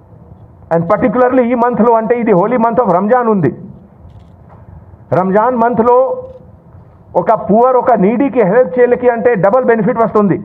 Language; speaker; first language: Telugu; non-native, local second language; Hindi